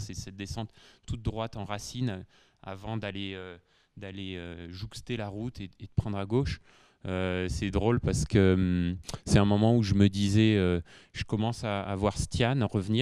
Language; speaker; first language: French; native; French